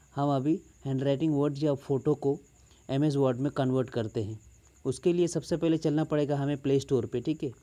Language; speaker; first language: Hindi; non-native, local second language; Bangla